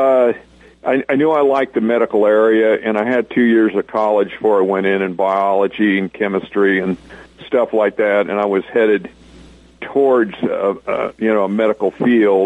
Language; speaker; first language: English; native; English